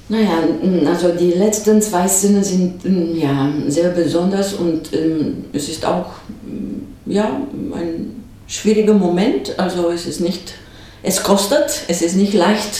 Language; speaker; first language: German; non-native, fluent; Romanian